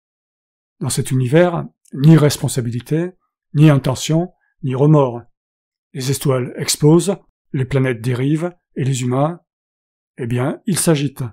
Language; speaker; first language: French; native; French